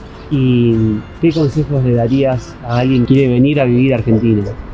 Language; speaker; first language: Spanish; native; Spanish